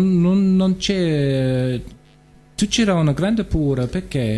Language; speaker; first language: Italian; non-native, learner; English